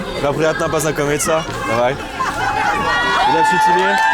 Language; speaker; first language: Russian; non-native, learner; French